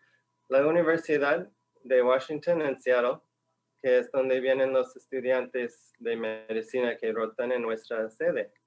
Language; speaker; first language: Spanish; non-native, fluent; English